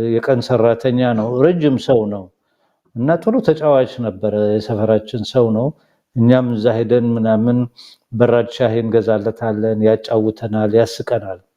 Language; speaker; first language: Amharic; non-native, local second language; Somali